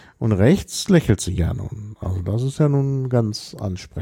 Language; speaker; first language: German; native; German